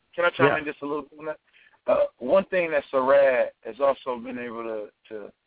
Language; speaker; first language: English; native; English